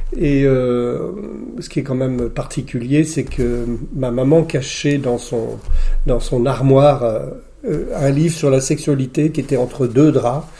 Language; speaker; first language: French; native; French